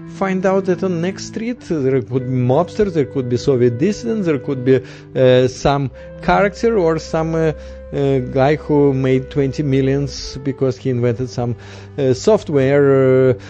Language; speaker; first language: English; non-native, fluent; Russian